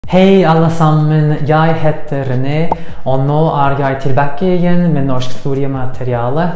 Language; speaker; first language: Norwegian; non-native, learner; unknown